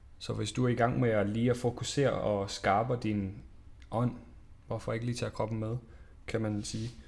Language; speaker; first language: Danish; non-native, fluent; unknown